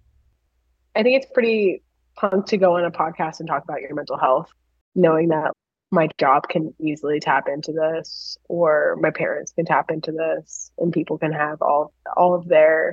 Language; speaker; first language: English; native; English